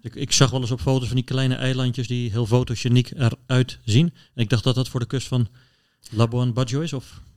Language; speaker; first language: Dutch; native; Dutch